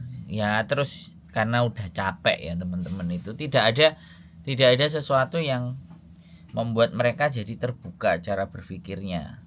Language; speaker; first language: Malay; non-native, local second language; Javanese